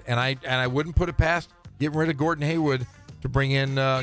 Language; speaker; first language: English; native; English